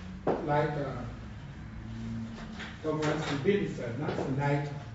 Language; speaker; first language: German; non-native, fluent; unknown